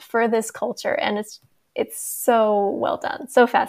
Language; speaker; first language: English; native; English